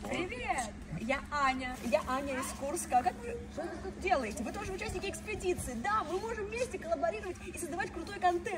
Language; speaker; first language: Russian; native; Russian